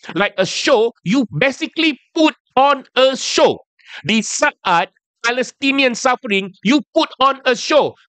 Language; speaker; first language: English; non-native, local second language; Malay